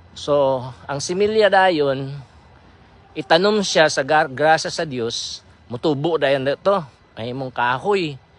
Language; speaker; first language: Cebuano; non-native, local second language; Iloko